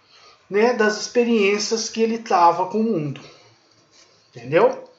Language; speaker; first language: Portuguese; native; Portuguese